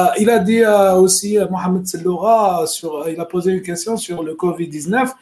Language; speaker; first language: French; non-native, local second language; Arabic